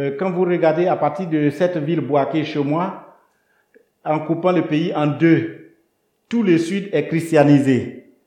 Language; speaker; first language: French; non-native, local second language; Baoulé